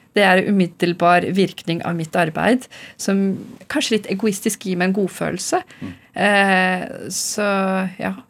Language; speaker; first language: Norwegian; non-native, local second language; Urdu